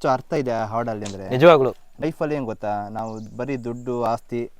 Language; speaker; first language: Kannada; non-native, local second language; Konkani